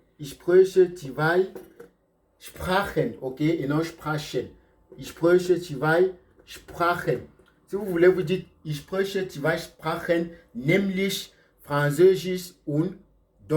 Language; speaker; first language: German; non-native, fluent; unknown